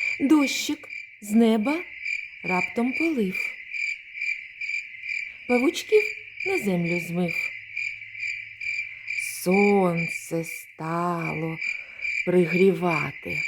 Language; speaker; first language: Ukrainian; native; Ukrainian